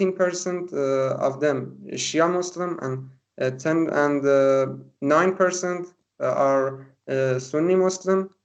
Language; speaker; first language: English; non-native, learner; Persian